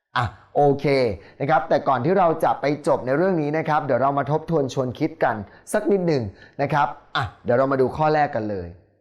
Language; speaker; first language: Thai; native; Thai